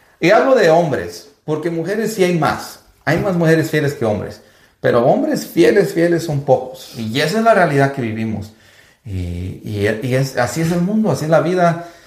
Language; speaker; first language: Spanish; early bilingual, heritage; Spanish